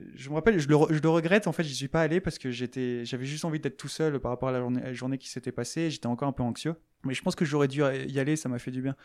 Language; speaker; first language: French; native; French